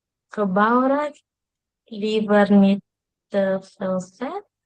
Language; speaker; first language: Dutch; non-native, learner; Indonesian